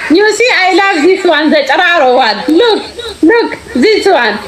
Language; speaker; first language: English; non-native, learner; Amharic